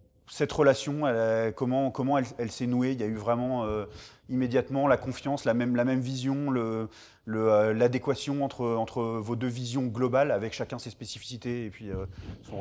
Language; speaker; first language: French; native; French